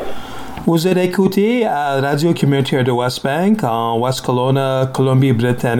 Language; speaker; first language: French; non-native, learner; English